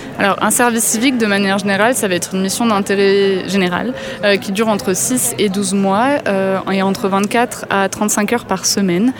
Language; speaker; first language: French; native; French